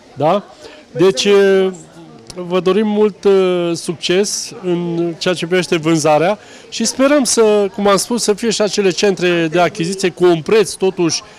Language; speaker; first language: Romanian; native; Romanian